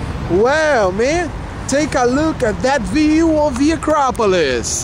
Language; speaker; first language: English; non-native, learner; Portuguese